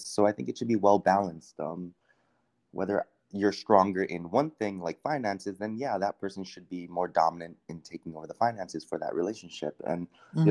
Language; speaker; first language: English; native; English